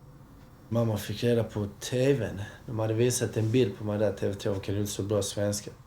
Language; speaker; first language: Swedish; early bilingual, other home language; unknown